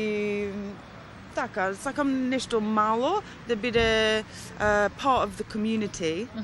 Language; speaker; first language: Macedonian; early bilingual, heritage; Macedonian